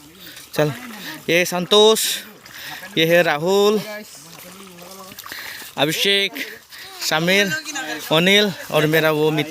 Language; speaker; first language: Hindi; non-native, local second language; Nepali